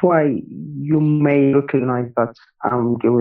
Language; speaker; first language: English; non-native, fluent; Arabic